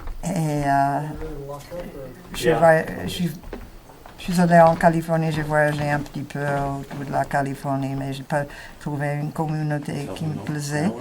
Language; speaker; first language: French; non-native, fluent; English